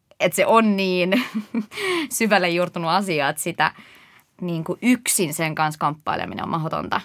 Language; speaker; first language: Finnish; native; Finnish